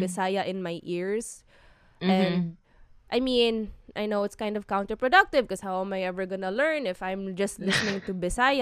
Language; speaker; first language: English; non-native, local second language; Cebuano